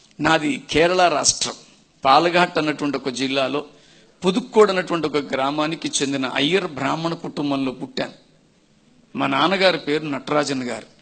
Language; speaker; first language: Telugu; non-native, fluent; Tamil